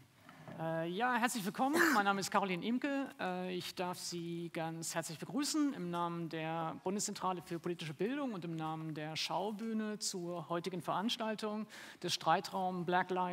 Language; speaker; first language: German; native; German